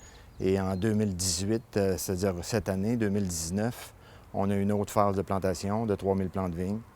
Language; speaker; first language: French; native; French